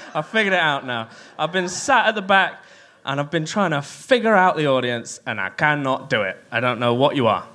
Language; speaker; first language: English; native; English